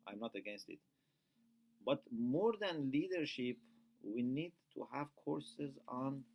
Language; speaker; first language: English; non-native, fluent; Persian